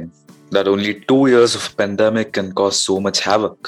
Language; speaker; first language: English; non-native, local second language; Hindi